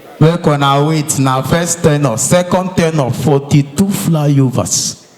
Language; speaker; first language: Nigerian Pidgin; native; Nigerian Pidgin